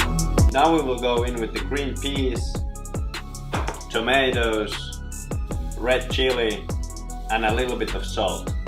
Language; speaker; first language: English; non-native, fluent; Finnish